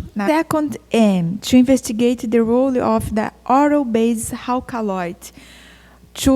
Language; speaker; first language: English; non-native, fluent; Portuguese